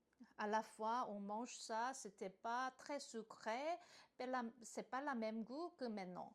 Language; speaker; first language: French; non-native, learner; Korean